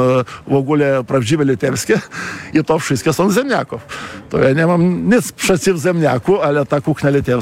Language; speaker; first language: Polish; non-native, fluent; Lithuanian